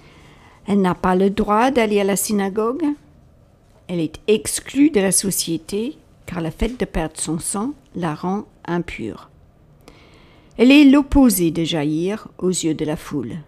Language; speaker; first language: French; native; French